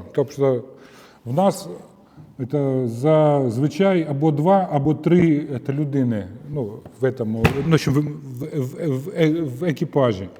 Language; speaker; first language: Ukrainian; non-native, local second language; Russian